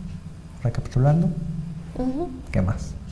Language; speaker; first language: Spanish; native; Spanish